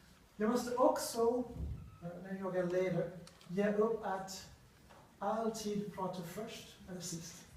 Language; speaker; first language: Swedish; non-native, learner; English